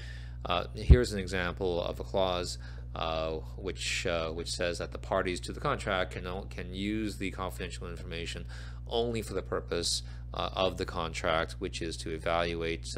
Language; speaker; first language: English; native; English